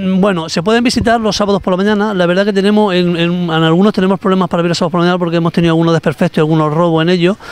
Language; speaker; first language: Spanish; native; Spanish